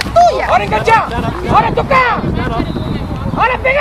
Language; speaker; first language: Spanish; native; Spanish